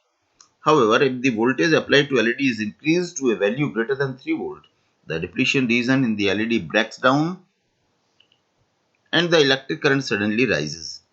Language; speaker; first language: English; non-native, local second language; Hindi